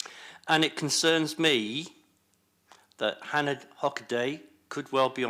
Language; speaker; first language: English; native; English